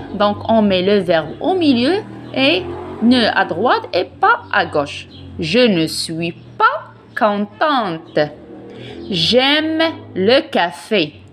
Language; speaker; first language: French; non-native, local second language; Arabic